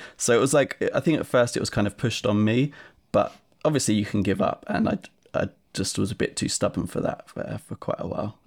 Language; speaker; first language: English; native; English